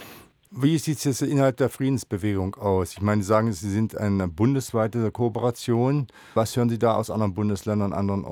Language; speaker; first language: German; native; German